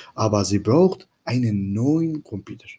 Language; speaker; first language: German; non-native, fluent; Turkish